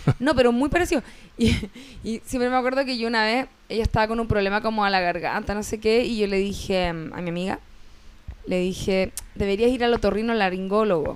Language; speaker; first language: Spanish; native; Spanish